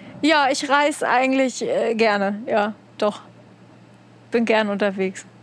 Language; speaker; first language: German; native; German